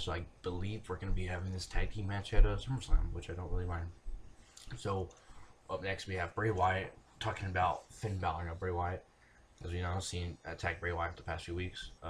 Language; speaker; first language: English; native; English